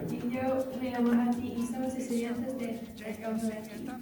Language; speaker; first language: Spanish; non-native, learner; English